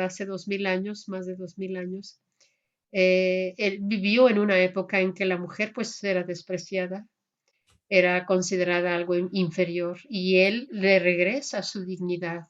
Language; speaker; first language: Spanish; native; Spanish